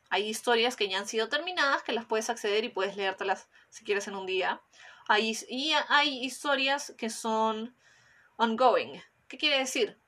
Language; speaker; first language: Spanish; native; Spanish